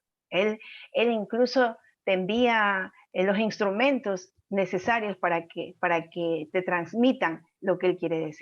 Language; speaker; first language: Spanish; native; Spanish